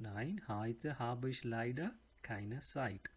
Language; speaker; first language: German; non-native, learner; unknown